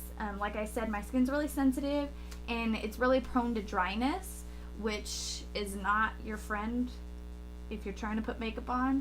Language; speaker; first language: English; native; English